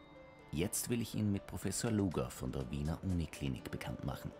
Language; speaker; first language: German; native; German